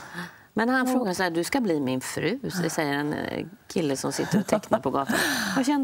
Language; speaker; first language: Swedish; native; Swedish